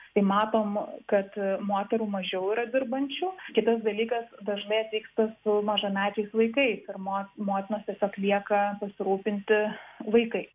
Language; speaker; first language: Lithuanian; native; Lithuanian